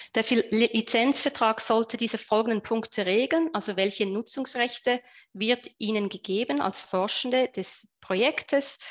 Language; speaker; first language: German; native; German